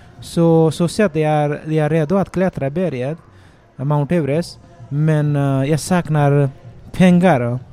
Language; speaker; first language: Swedish; non-native, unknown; Nepali